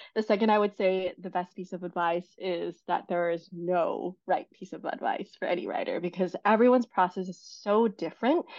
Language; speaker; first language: English; non-native, fluent; Chinese